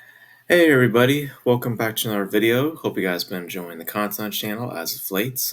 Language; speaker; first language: English; native; English